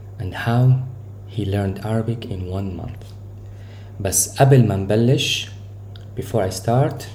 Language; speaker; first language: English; non-native, fluent; Arabic